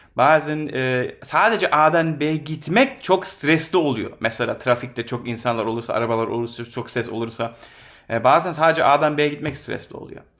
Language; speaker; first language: Turkish; early bilingual, heritage; Turkish